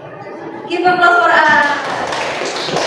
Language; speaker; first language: English; non-native, learner; Indonesian